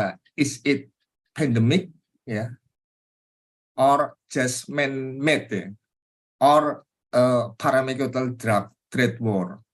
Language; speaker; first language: English; non-native, learner; Indonesian